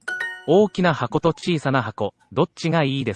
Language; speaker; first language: Japanese; non-native, learner; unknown